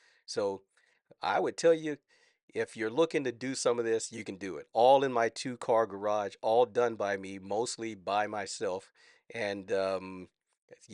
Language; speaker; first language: English; native; English